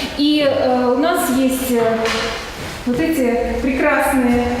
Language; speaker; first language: Russian; native; Russian